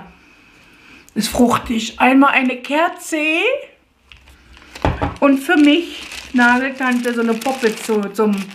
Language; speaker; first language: German; native; German